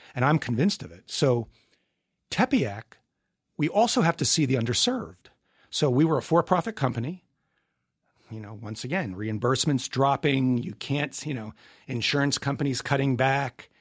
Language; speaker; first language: English; native; English